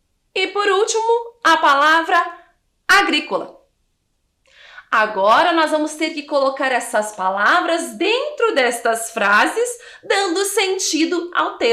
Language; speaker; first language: Portuguese; native; Portuguese